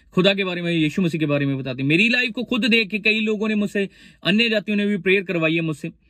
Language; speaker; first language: Hindi; non-native, local second language; Punjabi